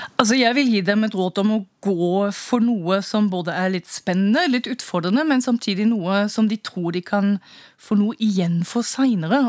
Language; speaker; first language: Norwegian; non-native, fluent; German